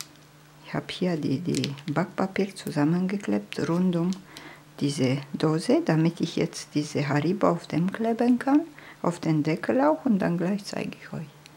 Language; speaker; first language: German; non-native, fluent; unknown